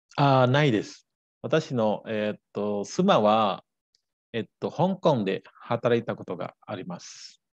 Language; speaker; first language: Japanese; non-native, fluent; Balinese